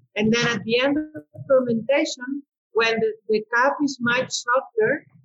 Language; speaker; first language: English; non-native, fluent; Spanish